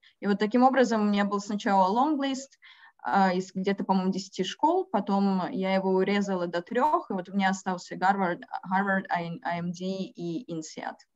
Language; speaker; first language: Russian; native; Russian